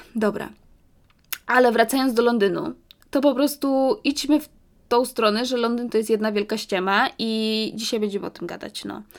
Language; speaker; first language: Polish; early bilingual, heritage; Polish